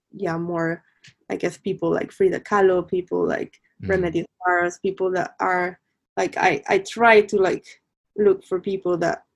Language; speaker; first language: English; non-native, fluent; Spanish